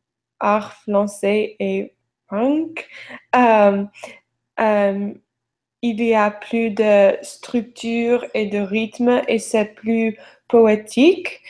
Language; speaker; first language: French; non-native, learner; English